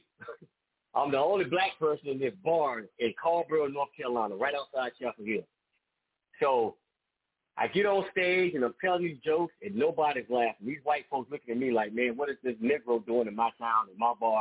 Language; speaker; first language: English; native; English